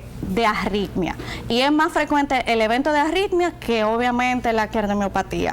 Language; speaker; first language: Spanish; native; Spanish